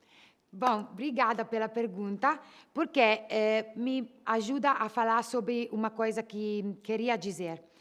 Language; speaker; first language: Portuguese; non-native, fluent; Italian